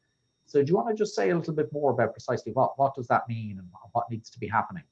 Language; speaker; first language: English; native; English